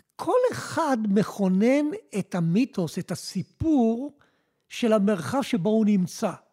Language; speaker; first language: Hebrew; early bilingual, other home language; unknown